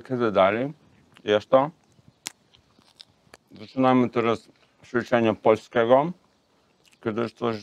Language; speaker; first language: Polish; non-native, learner; Russian